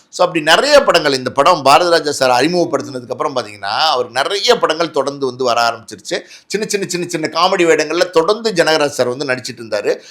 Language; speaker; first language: Tamil; native; Tamil